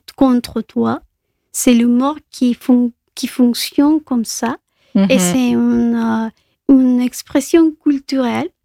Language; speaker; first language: French; non-native, fluent; Spanish